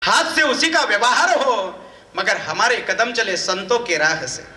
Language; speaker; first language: Hindi; non-native, local second language; Marathi